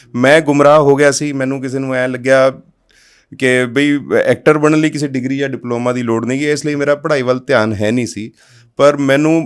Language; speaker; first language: Punjabi; non-native, local second language; Hindi